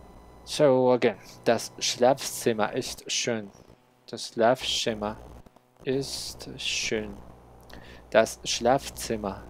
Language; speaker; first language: German; non-native, learner; Spanish